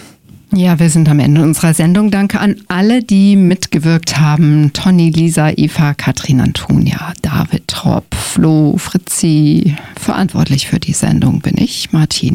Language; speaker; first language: German; native; German